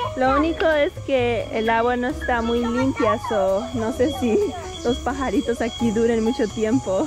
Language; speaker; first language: Spanish; early bilingual, heritage; Spanish